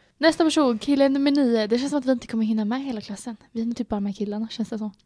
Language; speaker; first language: Swedish; native; Swedish